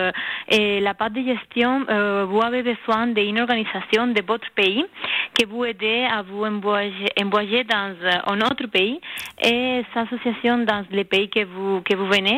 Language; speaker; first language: French; non-native, learner; Spanish